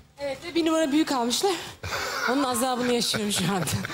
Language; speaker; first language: Turkish; native; Turkish